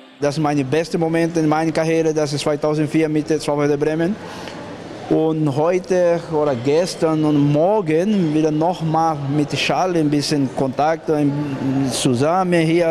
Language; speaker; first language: German; non-native, learner; Portuguese